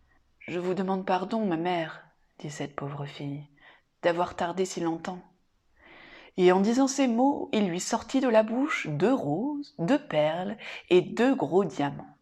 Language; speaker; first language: French; native; French